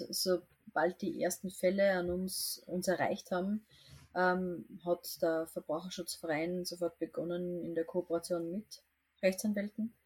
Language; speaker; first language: German; native; German